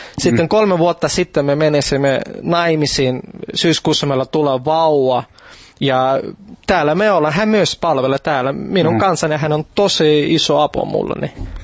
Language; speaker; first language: Finnish; non-native, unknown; Russian